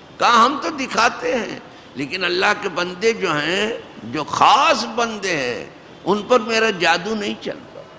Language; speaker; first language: Urdu; native; Urdu